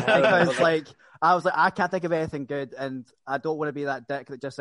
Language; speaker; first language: English; native; English